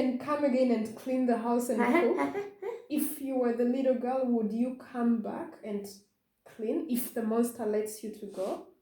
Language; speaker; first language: English; non-native, fluent; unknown